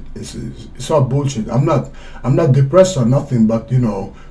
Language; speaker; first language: English; non-native, fluent; Swedish